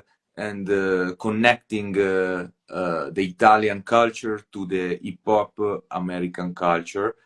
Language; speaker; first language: English; non-native, fluent; Italian